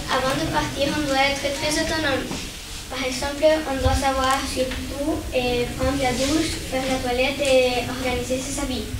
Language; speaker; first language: French; non-native, fluent; Spanish